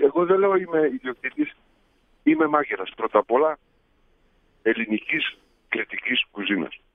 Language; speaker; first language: Greek; early bilingual, heritage; Greek